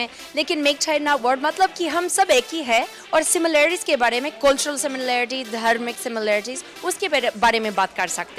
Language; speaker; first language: Hindi; non-native, fluent; English